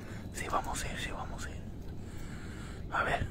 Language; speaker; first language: Spanish; native; Spanish